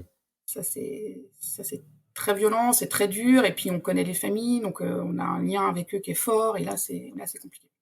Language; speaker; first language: French; native; French